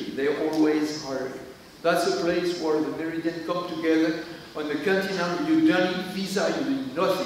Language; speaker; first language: English; non-native, learner; French